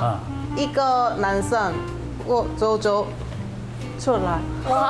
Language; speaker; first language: Chinese; non-native, learner; Korean